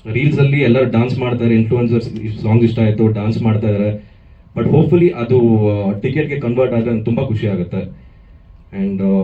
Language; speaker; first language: Kannada; native; Kannada